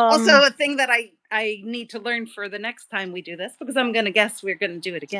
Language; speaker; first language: English; native; English